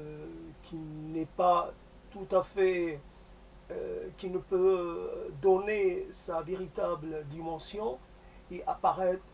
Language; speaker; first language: French; native; French